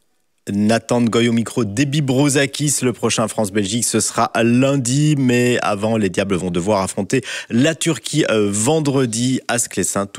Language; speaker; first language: French; native; French